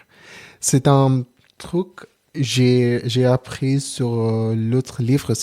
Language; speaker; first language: French; non-native, learner; Telugu